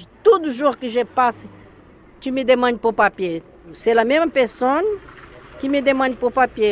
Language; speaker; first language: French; non-native, learner; Portuguese